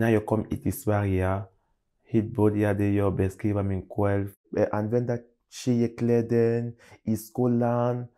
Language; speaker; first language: Swedish; non-native, learner; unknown